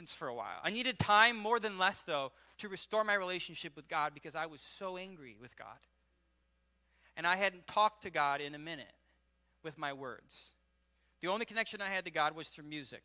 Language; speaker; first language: English; native; English